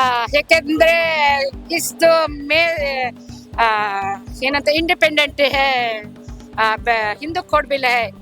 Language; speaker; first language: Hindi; non-native, local second language; Kannada